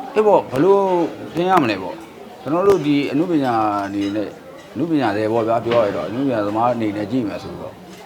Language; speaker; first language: Burmese; native; Burmese